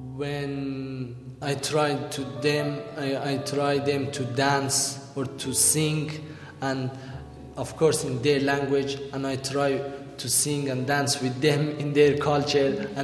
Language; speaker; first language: English; non-native, learner; Persian